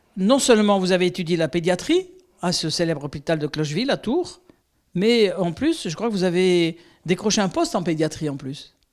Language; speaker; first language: French; native; French